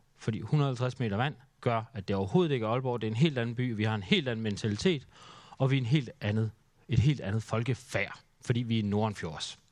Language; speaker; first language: Danish; native; Danish